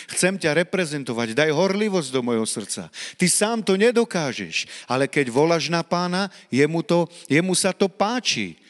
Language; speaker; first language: Slovak; non-native, local second language; Romany